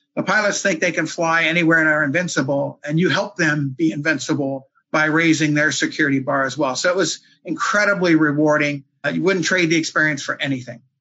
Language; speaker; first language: English; native; English